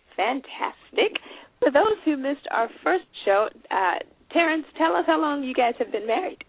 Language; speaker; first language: English; non-native, local second language; Shona